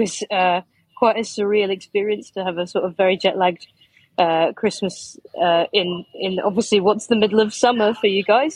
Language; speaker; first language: English; native; English